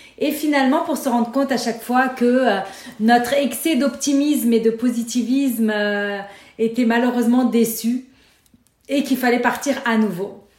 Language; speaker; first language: French; non-native, local second language; Arabic